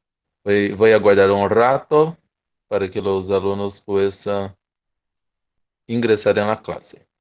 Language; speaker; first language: Spanish; non-native, fluent; Portuguese